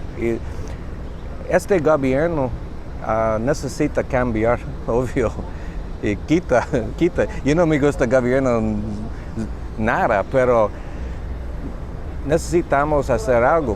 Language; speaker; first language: Spanish; non-native, learner; English